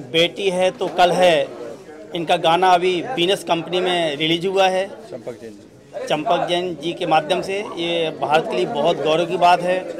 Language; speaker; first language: Hindi; native; Hindi